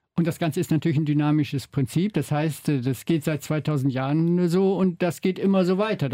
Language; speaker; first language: German; native; German